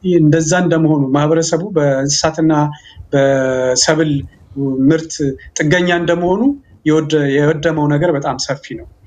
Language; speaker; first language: Amharic; non-native, local second language; Afar